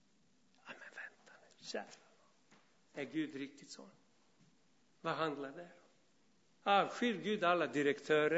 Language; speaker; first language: Swedish; non-native, fluent; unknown